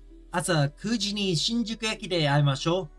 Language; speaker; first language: Japanese; non-native, learner; English